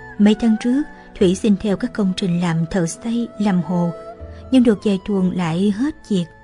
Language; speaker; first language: Vietnamese; native; Vietnamese